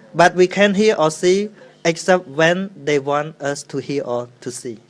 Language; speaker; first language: English; non-native, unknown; Khmer